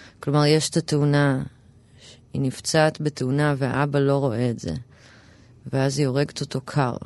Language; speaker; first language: Hebrew; early bilingual, other home language; English